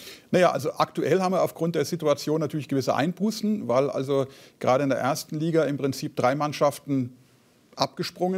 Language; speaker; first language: German; native; German